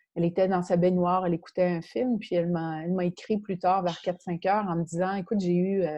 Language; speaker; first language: French; native; French